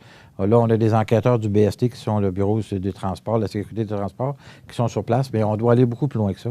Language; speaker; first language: French; native; French